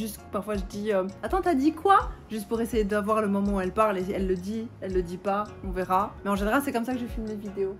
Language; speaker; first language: French; native; French